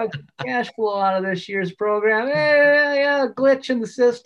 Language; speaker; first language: English; native; English